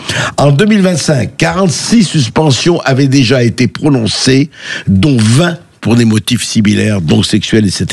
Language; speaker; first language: French; native; French